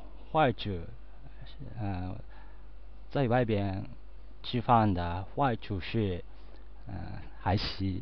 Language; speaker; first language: Chinese; non-native, learner; Japanese